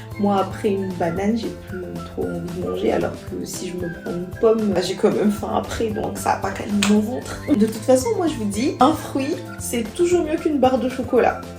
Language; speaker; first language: French; non-native, local second language; Malagasy